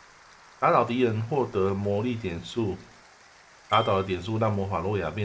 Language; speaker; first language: Chinese; native; Chinese